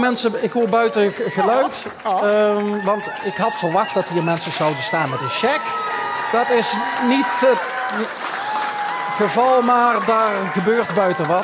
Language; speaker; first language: Dutch; native; Dutch